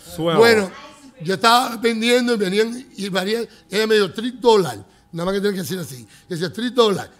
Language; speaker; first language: Spanish; native; Spanish